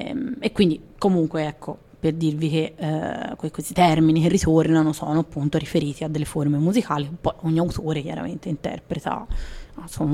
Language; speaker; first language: Italian; native; Italian